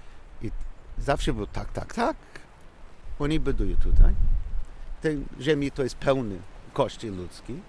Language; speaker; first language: Polish; non-native, learner; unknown